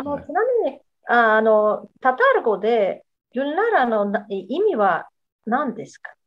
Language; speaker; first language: Japanese; non-native, fluent; Azerbaijani